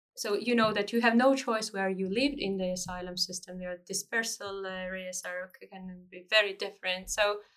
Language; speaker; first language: English; non-native, fluent; Georgian